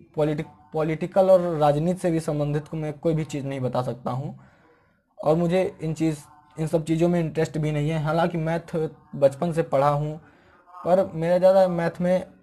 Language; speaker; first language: Hindi; native; Hindi